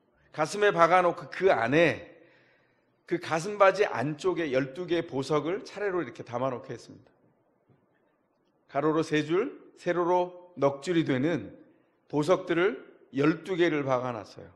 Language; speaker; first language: Korean; native; Korean